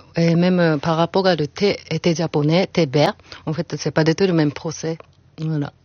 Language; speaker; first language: French; non-native, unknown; Japanese